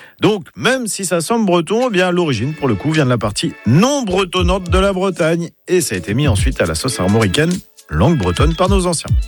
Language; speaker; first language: French; native; French